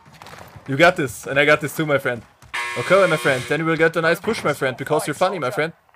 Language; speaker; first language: English; non-native, learner; German